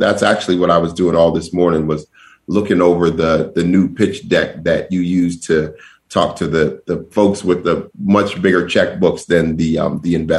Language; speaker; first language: English; native; English